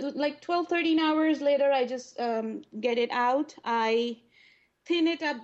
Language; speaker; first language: English; non-native, local second language; Urdu